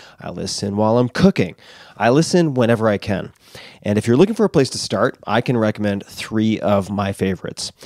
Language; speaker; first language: English; native; English